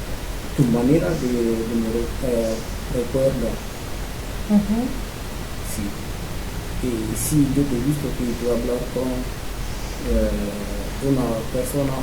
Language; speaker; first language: Spanish; non-native, learner; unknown